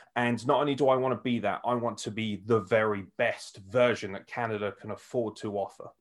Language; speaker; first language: English; native; English